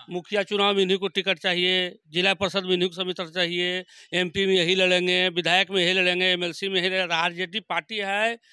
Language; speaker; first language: Hindi; native; Hindi